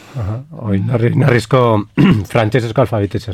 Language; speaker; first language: Basque; native; Basque